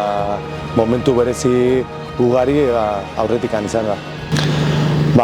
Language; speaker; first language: Basque; non-native, local second language; Spanish